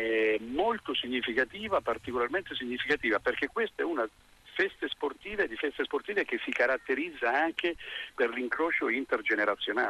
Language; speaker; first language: Italian; native; Italian